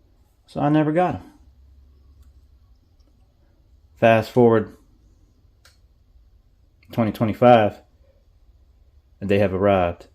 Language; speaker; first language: English; native; English